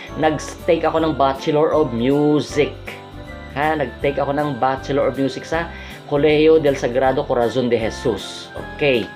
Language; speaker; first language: Filipino; non-native, local second language; Hiligaynon